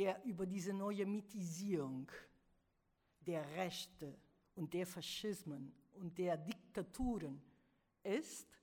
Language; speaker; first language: German; non-native, fluent; Italian